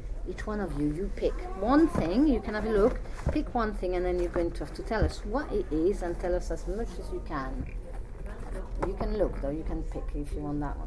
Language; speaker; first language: English; native; English